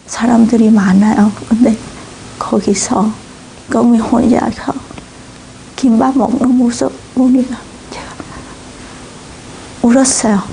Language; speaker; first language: Korean; non-native, learner; Vietnamese